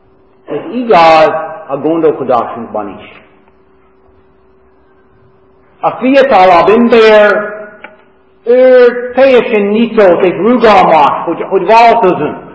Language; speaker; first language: Hungarian; non-native, fluent; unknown